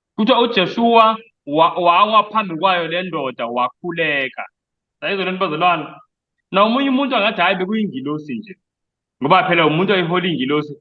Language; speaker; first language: Zulu; non-native, local second language; Xhosa